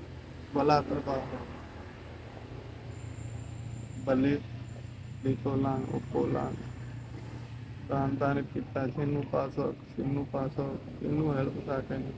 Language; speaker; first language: Filipino; non-native, learner; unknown